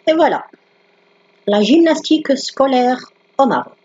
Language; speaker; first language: French; non-native, local second language; Arabic